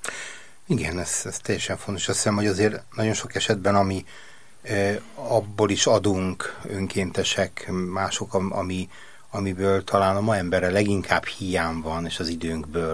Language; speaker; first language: Hungarian; native; Hungarian